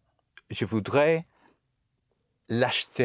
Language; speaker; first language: French; non-native, learner; English